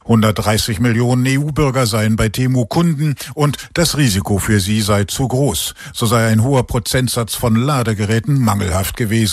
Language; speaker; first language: German; native; German